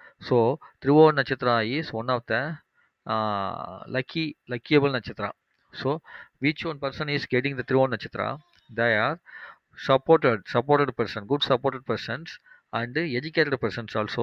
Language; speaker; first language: English; non-native, local second language; Tamil